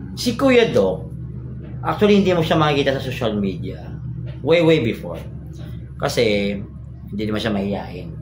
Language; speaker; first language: Filipino; native; Filipino